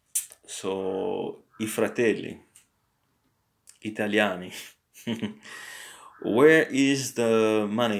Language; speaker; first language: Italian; non-native, learner; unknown